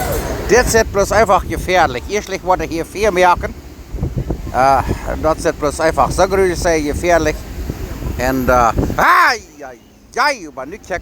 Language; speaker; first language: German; non-native, learner; Plautdietsch